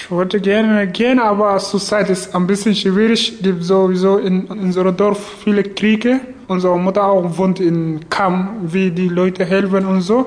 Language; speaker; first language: German; non-native, learner; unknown